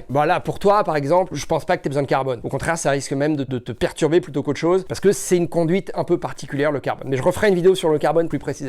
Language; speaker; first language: French; native; French